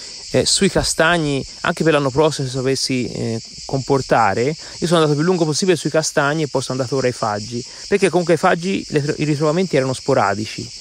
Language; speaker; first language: Italian; native; Italian